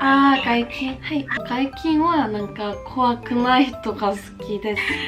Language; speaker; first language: Japanese; non-native, learner; Korean